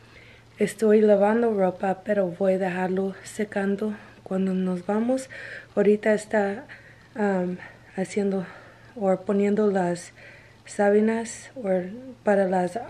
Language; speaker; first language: Spanish; non-native, learner; English